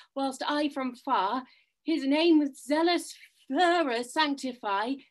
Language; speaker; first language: English; native; English